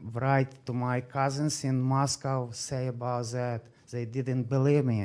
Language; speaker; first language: English; non-native, learner; Ukrainian